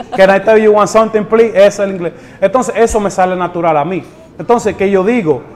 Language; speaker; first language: Spanish; native; Spanish